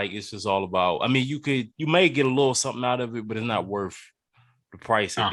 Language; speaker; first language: English; native; English